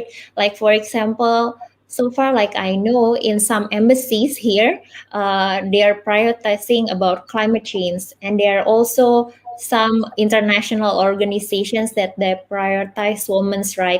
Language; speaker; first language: English; non-native, fluent; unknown